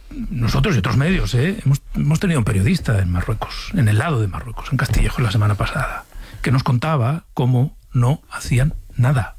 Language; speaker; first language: Spanish; native; Spanish